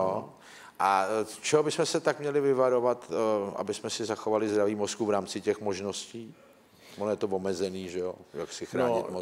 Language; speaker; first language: Czech; native; Czech